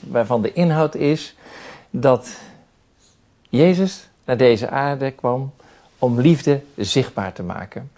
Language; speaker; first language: Dutch; native; Dutch